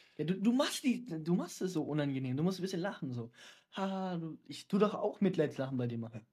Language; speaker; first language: German; early bilingual, other home language; Dutch